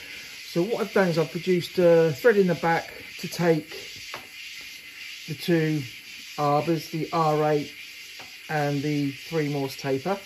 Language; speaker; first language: English; native; English